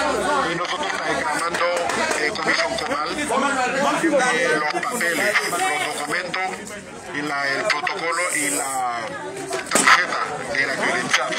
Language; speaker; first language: Spanish; non-native, learner; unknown